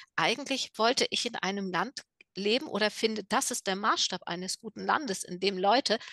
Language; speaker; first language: German; native; German